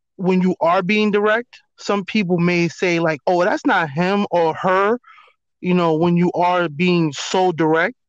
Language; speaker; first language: English; native; English